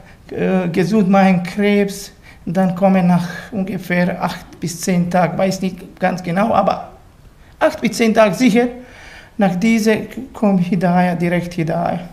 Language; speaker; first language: German; non-native, learner; Bosnian